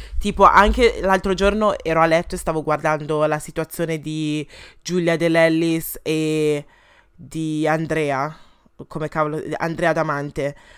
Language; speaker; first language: Italian; early bilingual, other home language; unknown